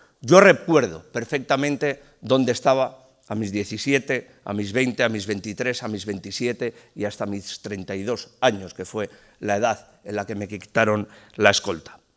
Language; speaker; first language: Spanish; native; Spanish